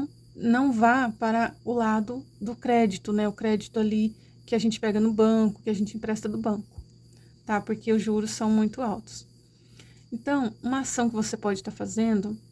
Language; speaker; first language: Portuguese; native; Portuguese